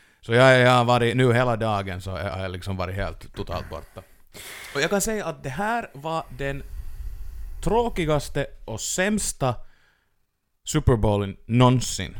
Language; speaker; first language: Swedish; native; Swedish